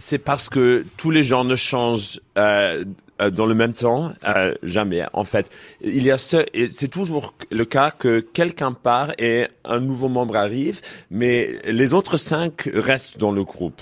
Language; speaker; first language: French; non-native, learner; English